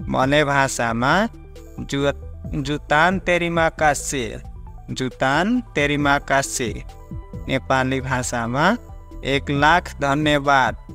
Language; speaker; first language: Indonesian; non-native, learner; Nepali